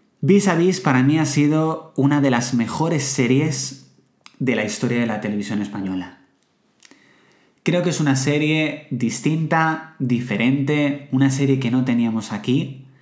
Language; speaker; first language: Spanish; native; Spanish